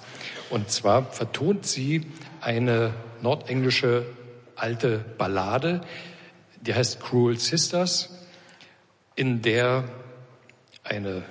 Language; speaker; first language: German; native; German